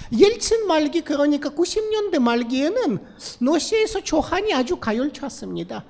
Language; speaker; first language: Korean; non-native, fluent; Russian